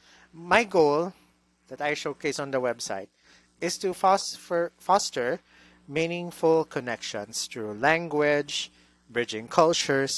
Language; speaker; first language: English; non-native, local second language; Cebuano